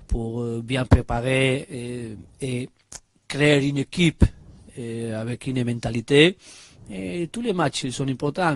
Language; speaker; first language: French; non-native, learner; Spanish